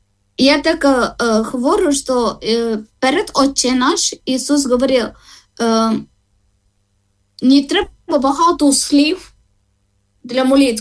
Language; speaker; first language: Ukrainian; non-native, learner; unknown